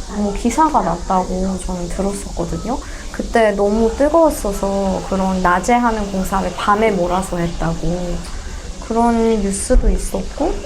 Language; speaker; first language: Korean; non-native, fluent; Persian